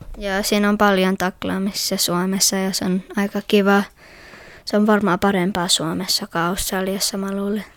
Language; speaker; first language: Finnish; early bilingual, heritage; Finnish